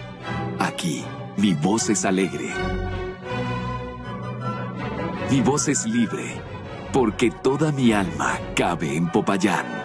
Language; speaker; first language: Spanish; native; Spanish